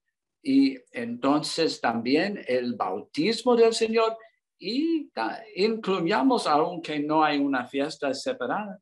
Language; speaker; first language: Spanish; non-native, learner; English